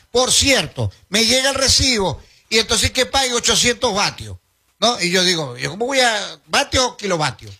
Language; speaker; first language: Spanish; native; Spanish